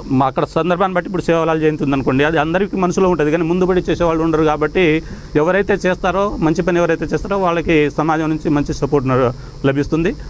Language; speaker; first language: Telugu; non-native, local second language; Lambadi